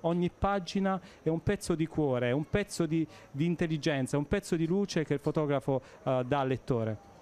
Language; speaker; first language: Italian; native; Italian